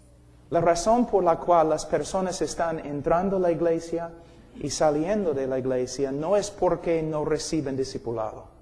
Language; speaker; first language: Spanish; non-native, fluent; English